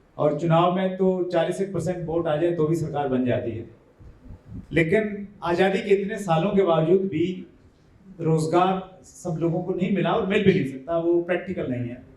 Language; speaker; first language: Hindi; native; Hindi